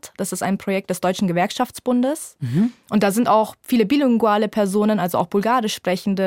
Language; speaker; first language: German; native; German